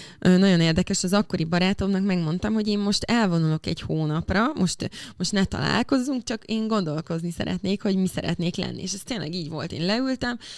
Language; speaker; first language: Hungarian; native; Hungarian